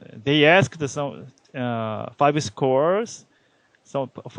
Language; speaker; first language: English; non-native, learner; Korean